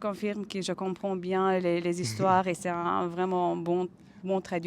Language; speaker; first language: French; non-native, fluent; Lithuanian